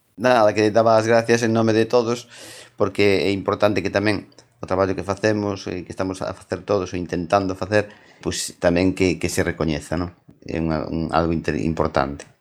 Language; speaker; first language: Galician; native; Galician